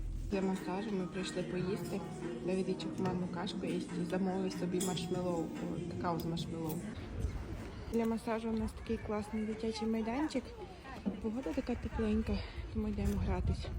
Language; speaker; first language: Ukrainian; native; Ukrainian